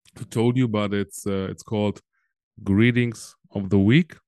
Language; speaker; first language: English; non-native, fluent; German